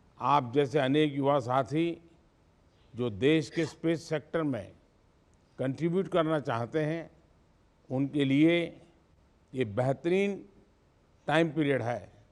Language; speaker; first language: Hindi; non-native, local second language; Gujarati